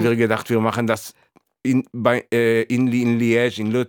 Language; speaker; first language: German; non-native, fluent; Hebrew